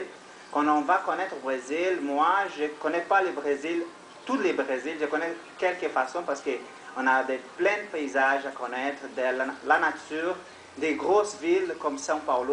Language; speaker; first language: French; non-native, learner; Portuguese